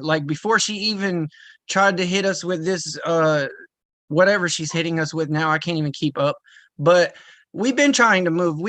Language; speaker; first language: English; native; English